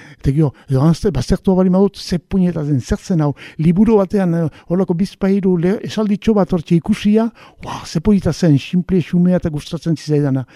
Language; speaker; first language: Basque; native; Basque